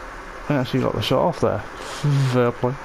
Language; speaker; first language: English; native; English